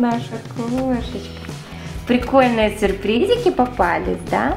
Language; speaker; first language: Russian; native; Russian